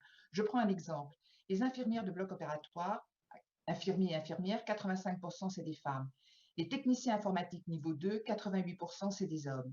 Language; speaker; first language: French; native; French